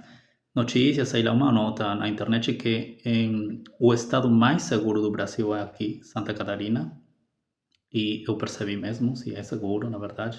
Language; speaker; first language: Portuguese; non-native, fluent; Spanish